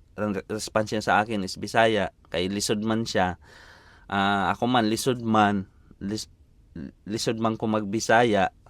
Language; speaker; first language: Filipino; native; Filipino